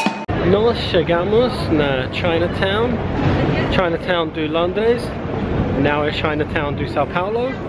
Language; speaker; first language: Portuguese; non-native, learner; English